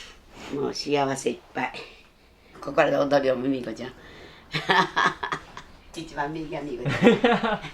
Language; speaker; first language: Japanese; native; Japanese